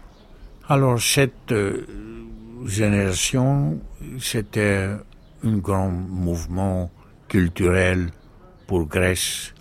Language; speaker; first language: French; non-native, learner; Greek